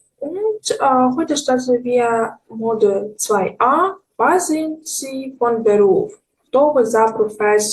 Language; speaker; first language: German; non-native, fluent; Ukrainian